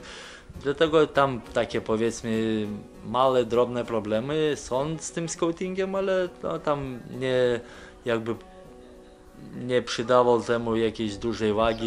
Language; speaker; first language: Polish; non-native, fluent; Lithuanian